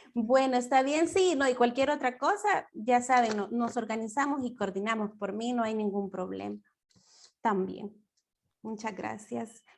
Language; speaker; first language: Spanish; native; Spanish